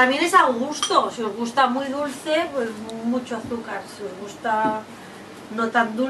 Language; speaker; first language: Spanish; native; Spanish